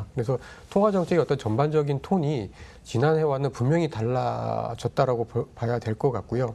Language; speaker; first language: Korean; native; Korean